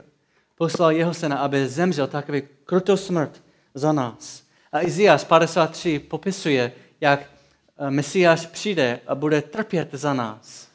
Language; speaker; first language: Czech; non-native, fluent; English